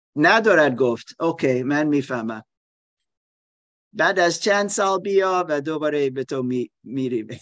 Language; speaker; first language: Persian; non-native, learner; German